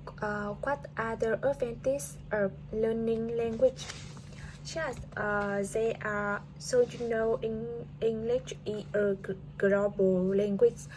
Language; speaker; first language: English; non-native, learner; Vietnamese